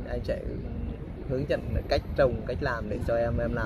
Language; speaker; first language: Vietnamese; native; Vietnamese